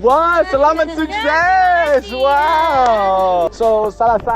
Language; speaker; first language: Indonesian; non-native, learner; English